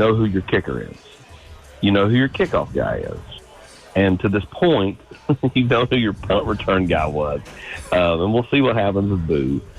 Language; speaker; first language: English; native; English